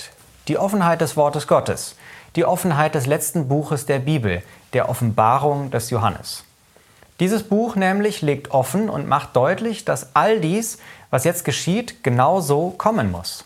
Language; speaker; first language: German; native; German